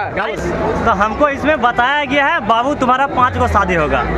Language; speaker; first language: Hindi; native; Hindi